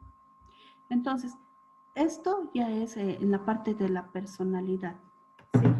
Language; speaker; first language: Spanish; native; Spanish